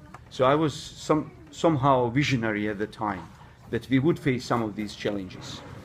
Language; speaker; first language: English; non-native, fluent; Bosnian